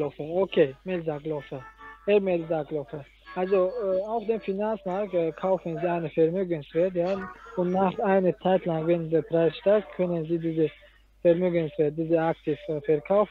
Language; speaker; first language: German; non-native, learner; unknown